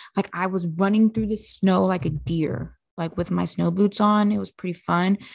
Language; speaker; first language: English; native; English